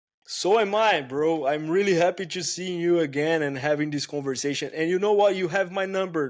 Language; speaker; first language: English; non-native, fluent; Portuguese